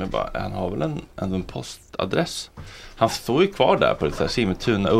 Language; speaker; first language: Swedish; native; Swedish